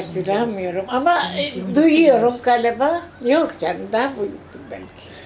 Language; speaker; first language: Turkish; non-native, local second language; Greek